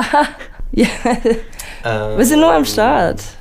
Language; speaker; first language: German; non-native, learner; English